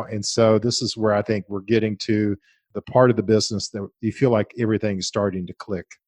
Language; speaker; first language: English; native; English